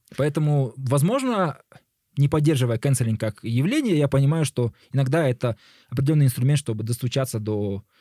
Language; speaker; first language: Russian; native; Russian